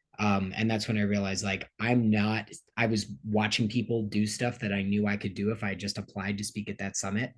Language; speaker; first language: English; native; English